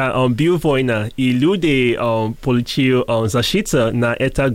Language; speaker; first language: Russian; non-native, learner; English